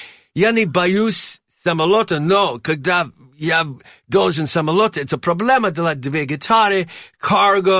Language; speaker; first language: Russian; non-native, learner; English